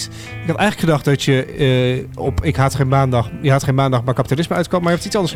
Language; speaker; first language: Dutch; native; Dutch